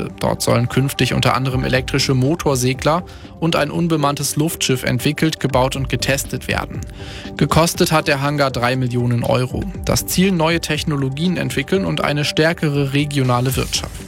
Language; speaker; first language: German; native; German